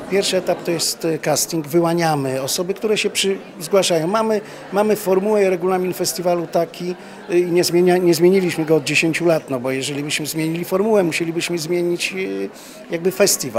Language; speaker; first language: Polish; native; Polish